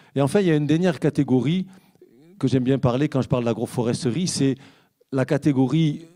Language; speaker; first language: French; native; French